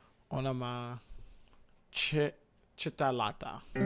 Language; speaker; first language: Polish; non-native, learner; English